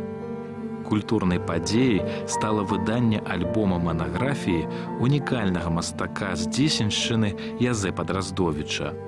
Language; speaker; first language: Belarusian; native; Belarusian